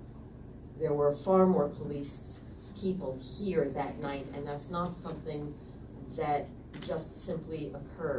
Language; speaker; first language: English; native; English